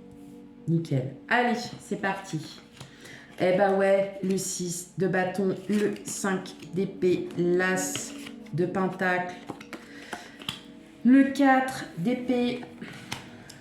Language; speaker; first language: French; native; French